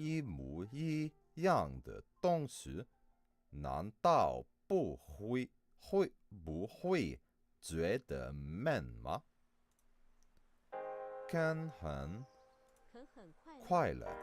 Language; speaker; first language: Chinese; non-native, learner; English